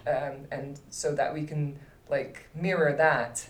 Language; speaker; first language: English; non-native, fluent; Dutch